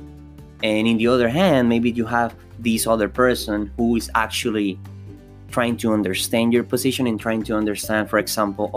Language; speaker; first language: English; non-native, fluent; Spanish